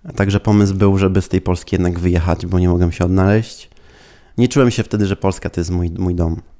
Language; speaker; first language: Polish; early bilingual, heritage; Polish